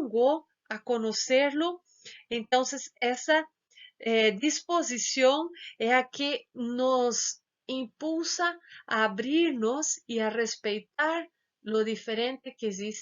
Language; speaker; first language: Spanish; non-native, fluent; Portuguese